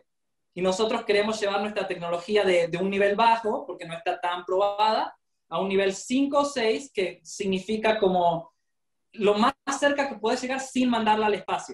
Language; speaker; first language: Spanish; native; Spanish